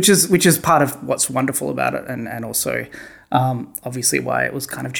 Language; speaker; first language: English; native; English